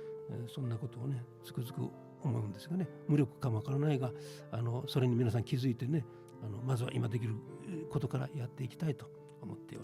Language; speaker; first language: Japanese; native; Japanese